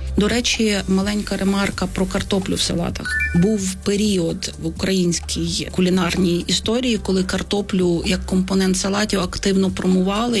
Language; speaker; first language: Ukrainian; native; Ukrainian